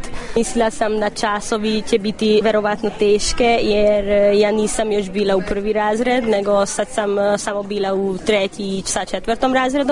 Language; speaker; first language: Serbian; non-native, local second language; Hungarian